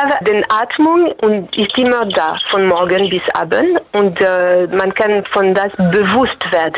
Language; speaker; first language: German; non-native, fluent; French